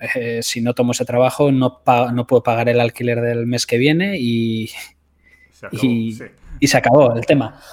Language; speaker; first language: Spanish; native; Spanish